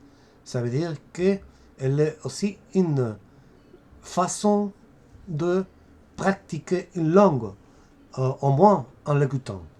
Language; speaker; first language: French; non-native, fluent; Spanish